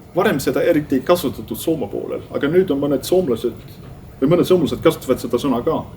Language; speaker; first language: Estonian; non-native, fluent; Dutch